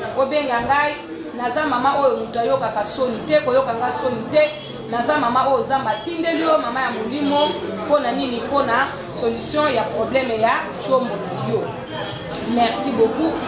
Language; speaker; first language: Lingala; native; Lingala